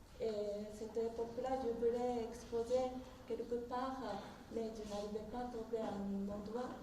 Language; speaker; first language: French; non-native, fluent; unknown